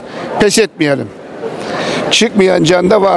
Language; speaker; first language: Turkish; native; Turkish